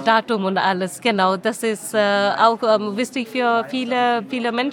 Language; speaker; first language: German; non-native, learner; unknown